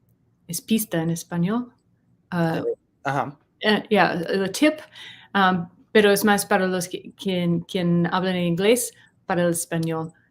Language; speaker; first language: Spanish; non-native, learner; English